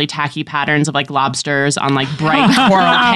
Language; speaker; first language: English; native; English